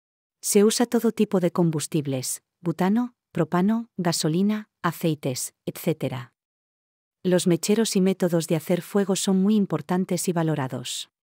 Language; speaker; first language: Spanish; native; Spanish